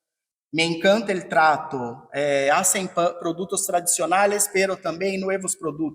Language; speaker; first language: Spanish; non-native, fluent; Portuguese